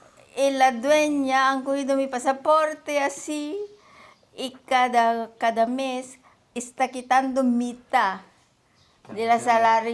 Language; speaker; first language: Spanish; non-native, learner; Filipino